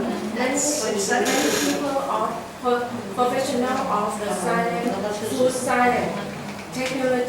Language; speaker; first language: English; non-native, learner; Thai